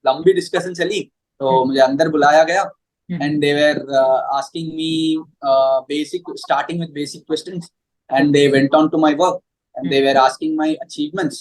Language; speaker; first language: English; non-native, local second language; Hindi